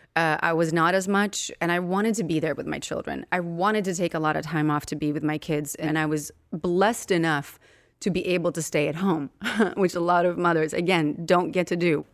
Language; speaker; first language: English; non-native, fluent; Swedish